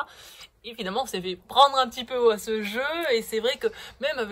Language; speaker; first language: French; native; French